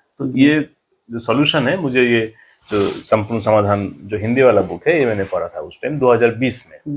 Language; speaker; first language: Hindi; non-native, local second language; Bangla